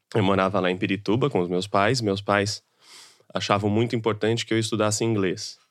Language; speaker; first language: Portuguese; native; Portuguese